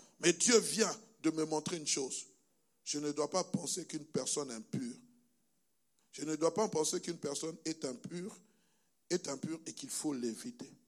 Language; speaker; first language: French; non-native, local second language; Luba-Lulua